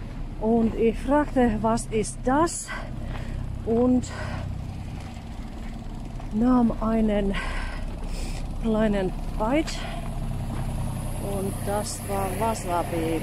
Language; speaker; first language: German; non-native, fluent; Finnish